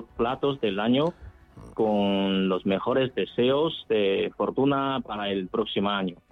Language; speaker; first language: Spanish; non-native, fluent; Chinese